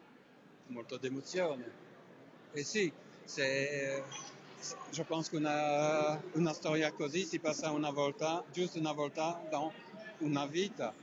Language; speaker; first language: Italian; non-native, learner; French